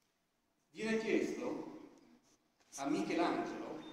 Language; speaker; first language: Italian; native; Italian